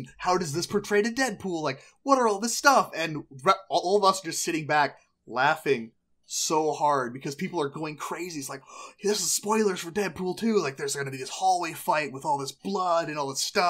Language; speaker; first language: English; native; English